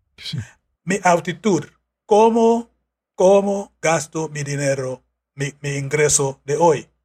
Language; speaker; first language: Spanish; non-native, fluent; English